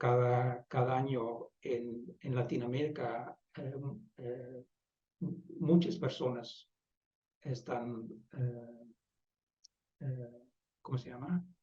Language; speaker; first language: Spanish; non-native, fluent; Dutch